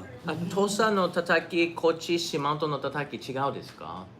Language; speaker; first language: Japanese; non-native, fluent; English